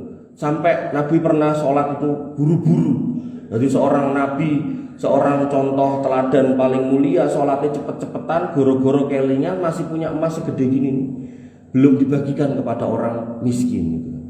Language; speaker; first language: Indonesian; non-native, local second language; Javanese